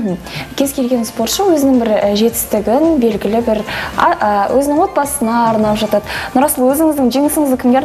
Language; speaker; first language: Kazakh; native; Kazakh